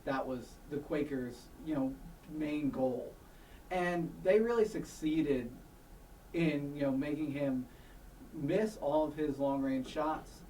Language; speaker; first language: English; native; English